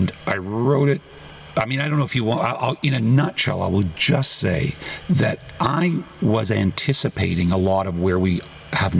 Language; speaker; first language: English; native; English